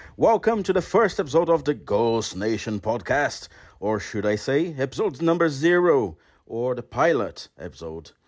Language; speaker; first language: English; non-native, fluent; Portuguese